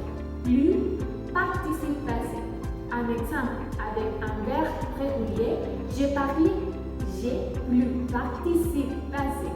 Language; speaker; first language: French; non-native, learner; Spanish